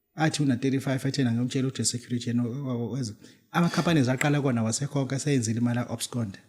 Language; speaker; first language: Zulu; native; Zulu